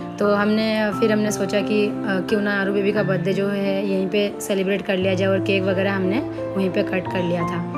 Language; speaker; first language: Hindi; non-native, local second language; Bangla